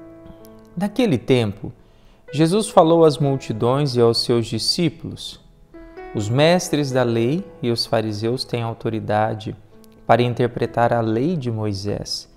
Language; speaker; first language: Portuguese; native; Portuguese